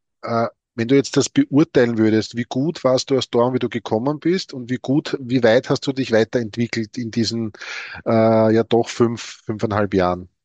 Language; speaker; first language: German; native; German